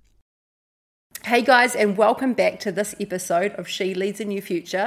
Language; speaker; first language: English; native; English